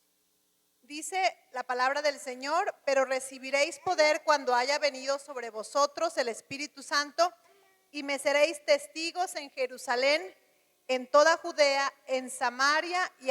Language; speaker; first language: Spanish; native; Spanish